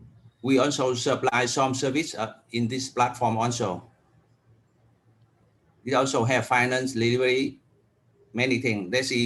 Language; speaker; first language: English; non-native, learner; Vietnamese